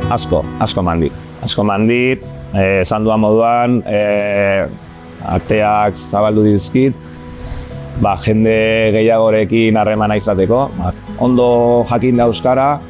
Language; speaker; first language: Basque; non-native, local second language; Spanish